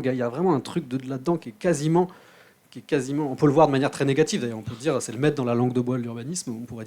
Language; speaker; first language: French; native; French